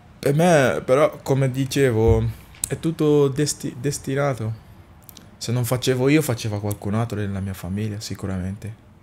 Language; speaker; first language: Italian; non-native, fluent; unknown